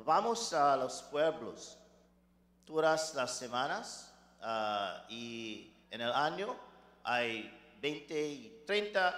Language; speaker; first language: Spanish; non-native, learner; English